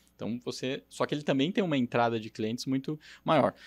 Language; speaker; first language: Portuguese; native; Portuguese